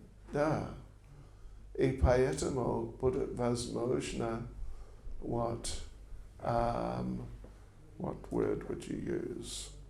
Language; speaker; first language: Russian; non-native, learner; English